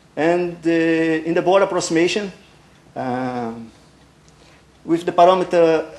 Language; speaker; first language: English; non-native, learner; Portuguese